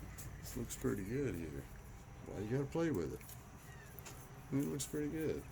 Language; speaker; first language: English; native; English